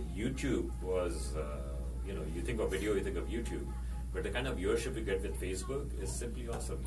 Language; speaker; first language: English; non-native, local second language; Hindi